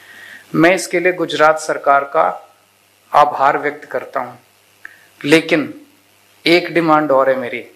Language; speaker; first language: Hindi; native; Hindi